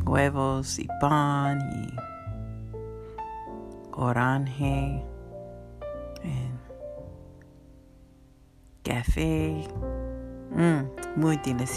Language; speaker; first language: Spanish; non-native, learner; English